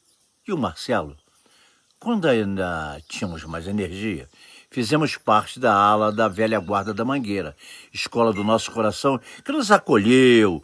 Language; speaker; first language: Portuguese; native; Portuguese